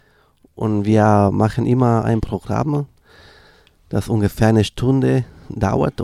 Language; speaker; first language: German; non-native, fluent; Spanish